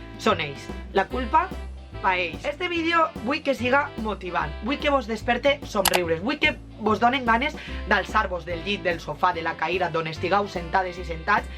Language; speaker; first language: Catalan; native; Catalan